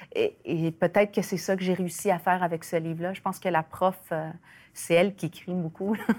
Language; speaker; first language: French; early bilingual, other home language; Spanish